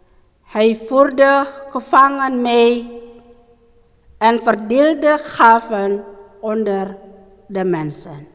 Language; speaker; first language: Dutch; non-native, learner; Indonesian